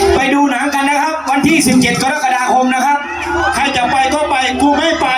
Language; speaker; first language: Thai; native; Thai